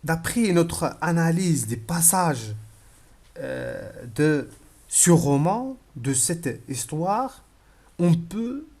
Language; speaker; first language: French; non-native, local second language; Arabic